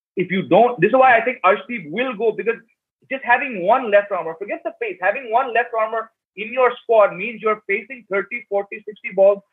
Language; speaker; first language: English; native; English